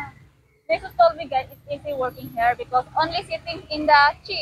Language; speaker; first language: English; non-native, learner; Cebuano